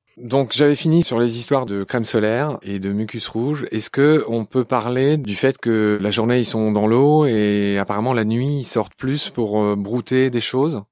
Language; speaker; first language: French; native; French